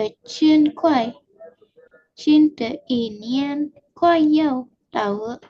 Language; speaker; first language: Chinese; non-native, learner; Indonesian